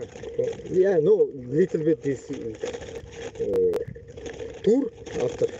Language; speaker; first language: English; non-native, learner; Bashkir